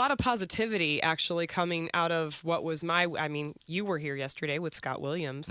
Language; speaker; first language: English; native; English